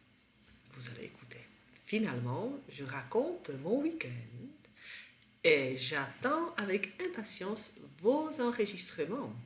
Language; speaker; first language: French; non-native, fluent; Czech